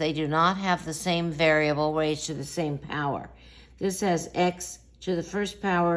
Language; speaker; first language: English; native; English